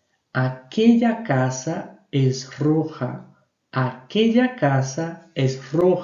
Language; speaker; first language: Spanish; non-native, fluent; Portuguese